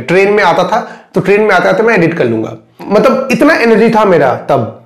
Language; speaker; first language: Hindi; non-native, local second language; Bangla